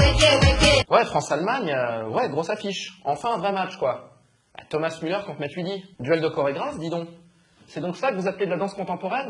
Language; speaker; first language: French; native; French